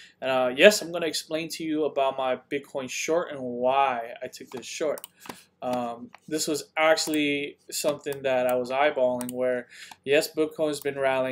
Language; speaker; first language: English; native; English